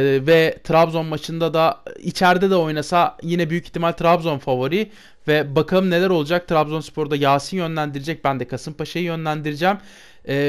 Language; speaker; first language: Turkish; native; Turkish